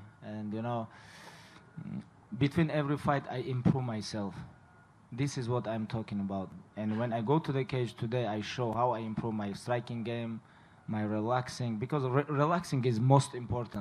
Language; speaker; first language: English; non-native, fluent; Russian